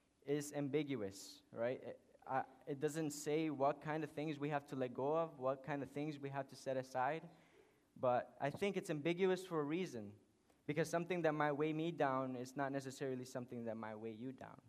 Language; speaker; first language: English; non-native, fluent; Spanish